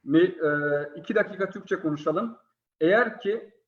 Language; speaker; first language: Turkish; early bilingual, heritage; Turkish